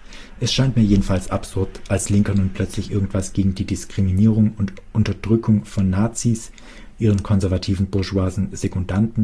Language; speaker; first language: German; native; German